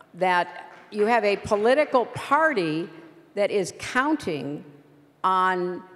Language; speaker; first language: English; native; English